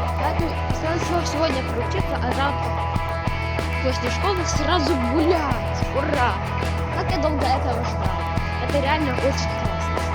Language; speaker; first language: Russian; non-native, local second language; Ukrainian